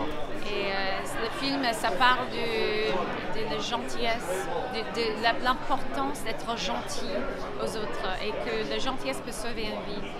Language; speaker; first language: French; non-native, fluent; English